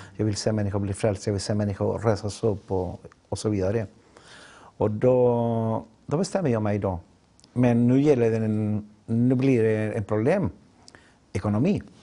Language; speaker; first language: Swedish; non-native, fluent; Spanish